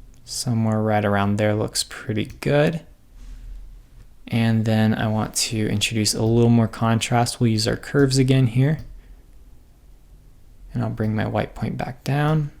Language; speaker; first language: English; native; English